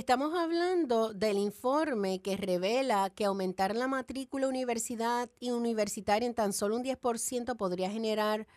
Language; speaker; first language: Spanish; native; Spanish